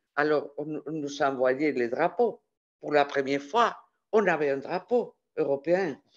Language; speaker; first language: French; non-native, fluent; Spanish